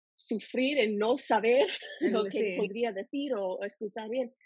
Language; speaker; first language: Spanish; non-native, fluent; English